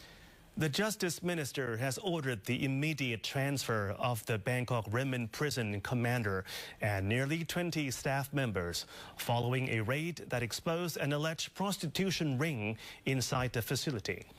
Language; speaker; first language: English; non-native, fluent; Thai